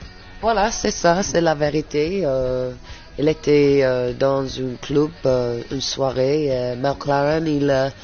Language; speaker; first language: French; non-native, learner; English